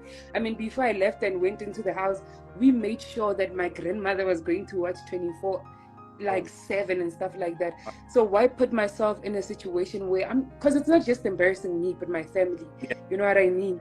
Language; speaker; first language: English; non-native, local second language; Tswana